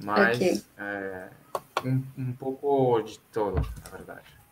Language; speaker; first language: Portuguese; non-native, learner; French